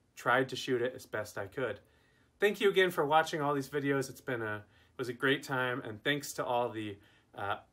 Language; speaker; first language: English; native; English